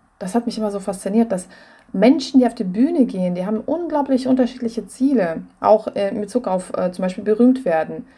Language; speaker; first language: German; non-native, fluent; Russian